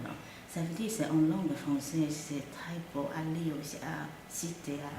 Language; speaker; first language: French; non-native, fluent; Chinese